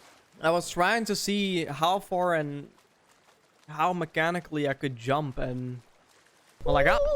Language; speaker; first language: English; non-native, fluent; Dutch